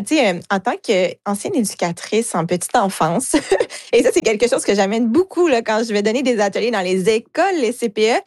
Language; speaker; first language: French; native; French